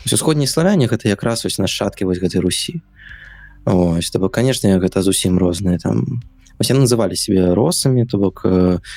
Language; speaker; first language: Belarusian; non-native, local second language; Russian